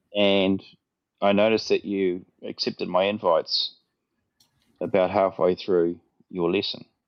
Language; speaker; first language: English; native; English